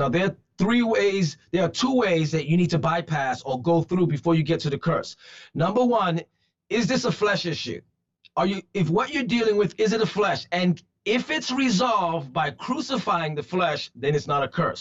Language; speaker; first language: English; native; English